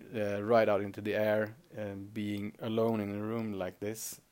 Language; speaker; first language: English; non-native, fluent; Swedish